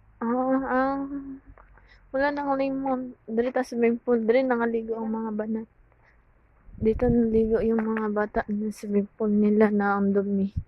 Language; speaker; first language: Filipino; non-native, local second language; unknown